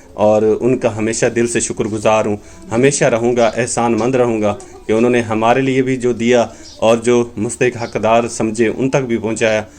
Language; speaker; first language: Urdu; non-native, local second language; Punjabi